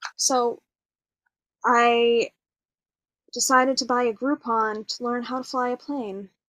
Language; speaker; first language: English; native; English